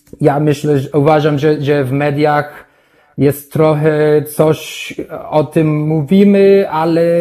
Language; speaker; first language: Polish; non-native, learner; English